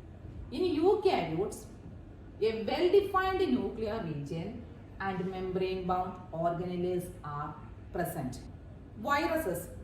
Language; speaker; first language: English; non-native, local second language; Malayalam